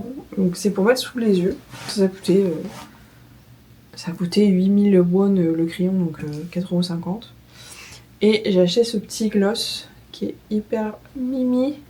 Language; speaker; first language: French; native; French